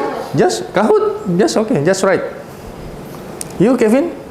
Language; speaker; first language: English; non-native, fluent; Indonesian